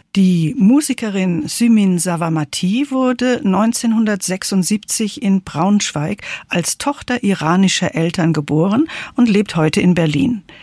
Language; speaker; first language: German; native; German